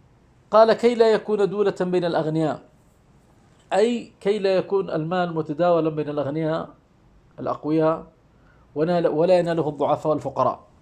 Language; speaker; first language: Arabic; native; Arabic